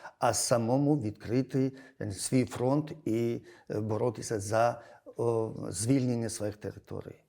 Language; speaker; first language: Ukrainian; non-native, fluent; Georgian